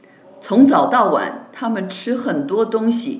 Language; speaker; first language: Chinese; non-native, learner; English